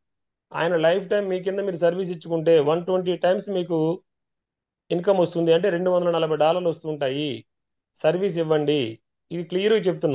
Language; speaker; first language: Telugu; native; Telugu